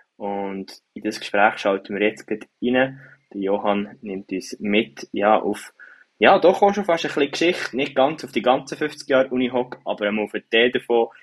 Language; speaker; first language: German; native; German